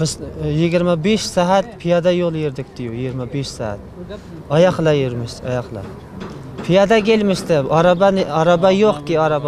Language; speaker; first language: Turkish; non-native, learner; Uzbek